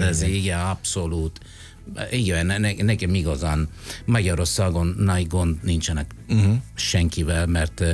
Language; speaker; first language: Hungarian; non-native, fluent; Italian